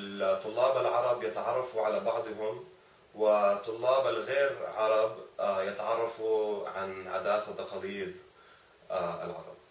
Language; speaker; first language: Arabic; early bilingual, other home language; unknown